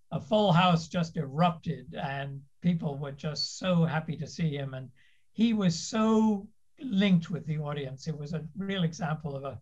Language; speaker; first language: English; native; English